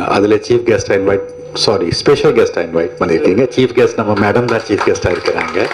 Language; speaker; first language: Tamil; non-native, fluent; Hindi